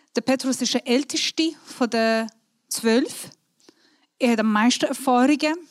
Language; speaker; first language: German; non-native, fluent; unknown